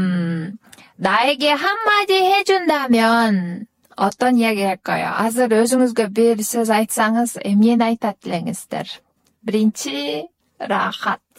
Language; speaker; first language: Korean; non-native, fluent; Kyrgyz